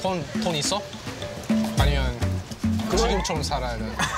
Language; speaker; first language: Korean; early bilingual, heritage; English